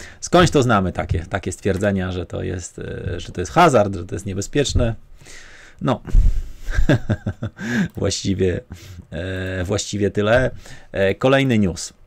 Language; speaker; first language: Polish; native; Polish